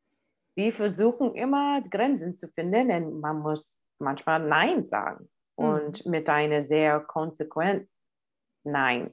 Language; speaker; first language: German; non-native, fluent; English